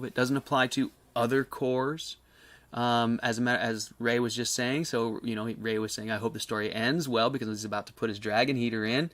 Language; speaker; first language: English; native; English